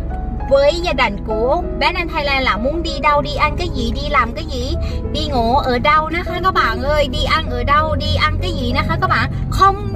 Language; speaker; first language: Vietnamese; early bilingual, heritage; Vietnamese